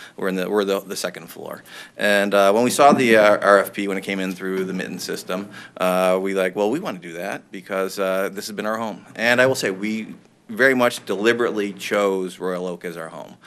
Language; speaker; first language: English; native; English